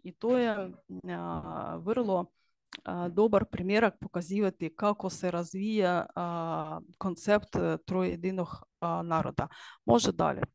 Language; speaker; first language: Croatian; non-native, learner; Ukrainian